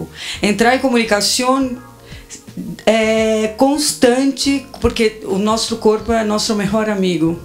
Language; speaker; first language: Spanish; non-native, fluent; Portuguese